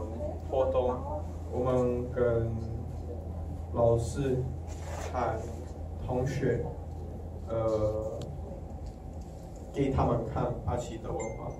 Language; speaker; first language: Chinese; non-native, learner; Portuguese